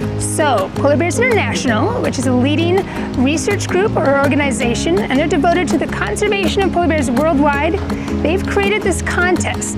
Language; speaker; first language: English; native; English